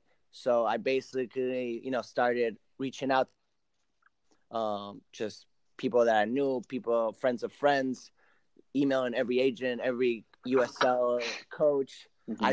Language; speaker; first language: English; early bilingual, other home language; Spanish